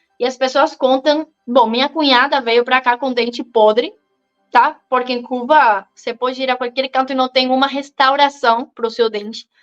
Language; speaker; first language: Portuguese; non-native, fluent; Spanish